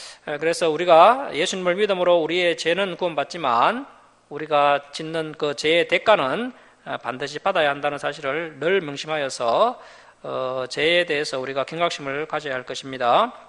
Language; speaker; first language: Korean; native; Korean